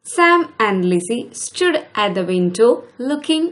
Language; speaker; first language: English; non-native, local second language; Malayalam